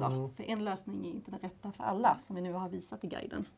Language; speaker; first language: Swedish; native; Swedish